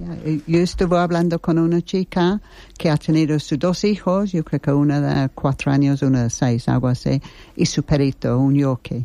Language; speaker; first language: Spanish; non-native, learner; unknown